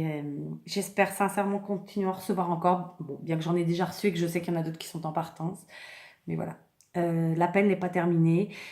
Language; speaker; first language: French; native; French